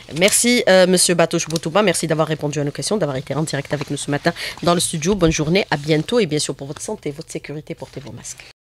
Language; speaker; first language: French; non-native, local second language; Arabic